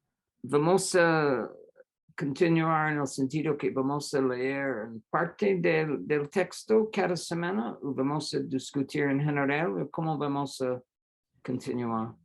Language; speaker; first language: Spanish; non-native, fluent; English